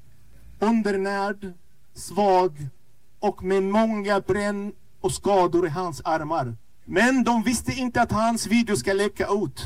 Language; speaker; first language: Swedish; non-native, fluent; Arabic